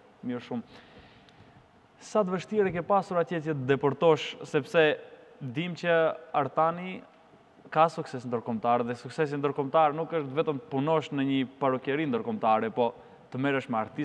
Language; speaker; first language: Albanian; native; Albanian